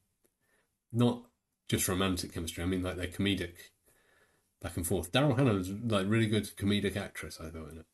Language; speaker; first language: English; native; English